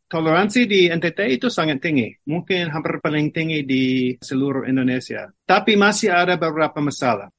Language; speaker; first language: Indonesian; non-native, fluent; English